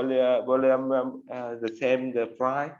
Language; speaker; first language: English; non-native, learner; Vietnamese